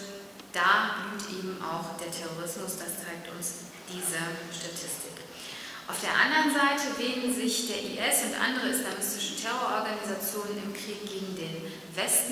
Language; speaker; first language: German; early bilingual, other home language; Turkish